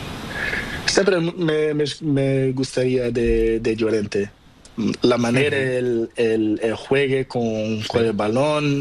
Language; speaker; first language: Spanish; non-native, learner; Portuguese